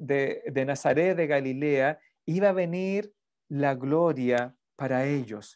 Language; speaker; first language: Spanish; native; Spanish